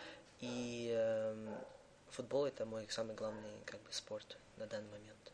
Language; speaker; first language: Russian; early bilingual, heritage; Russian